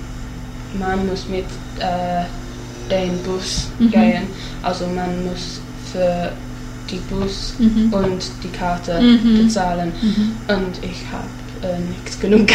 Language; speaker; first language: German; non-native, learner; English